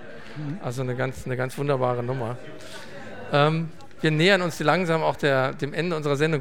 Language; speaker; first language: German; native; German